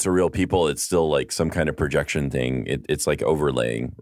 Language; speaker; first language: English; native; English